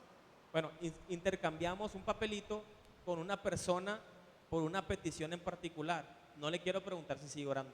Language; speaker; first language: Spanish; native; Spanish